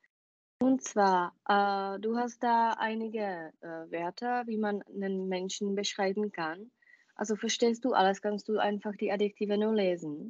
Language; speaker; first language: German; non-native, fluent; Czech